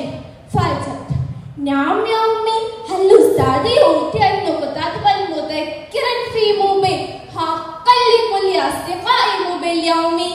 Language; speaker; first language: Arabic; non-native, learner; Malayalam